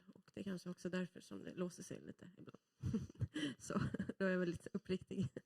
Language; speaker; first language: Swedish; native; Swedish